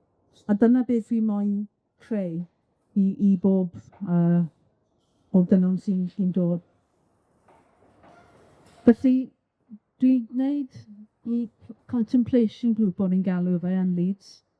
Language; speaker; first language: Welsh; non-native, local second language; English